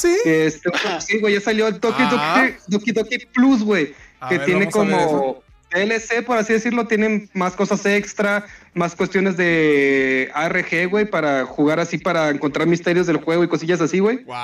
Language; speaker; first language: Spanish; native; Spanish